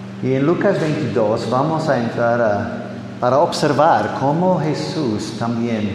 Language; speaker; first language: Spanish; non-native, fluent; English